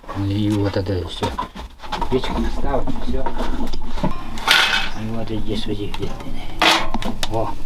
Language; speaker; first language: Russian; non-native, local second language; Yakut